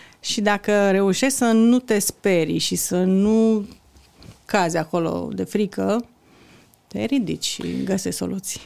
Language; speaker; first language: Romanian; native; Romanian